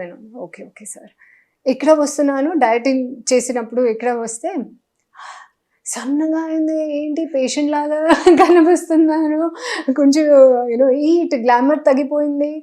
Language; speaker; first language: Telugu; non-native, local second language; Hindi